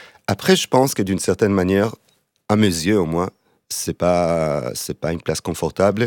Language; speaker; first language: French; non-native, fluent; Hebrew